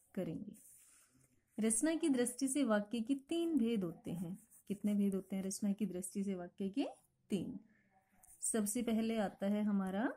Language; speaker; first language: Hindi; native; Hindi